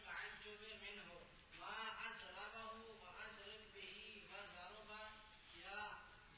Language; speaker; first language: Arabic; non-native, learner; Punjabi